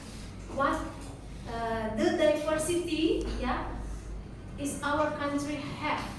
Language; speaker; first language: English; non-native, learner; Indonesian